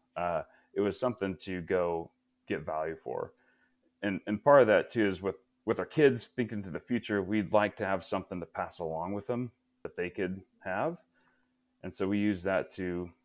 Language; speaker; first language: English; native; English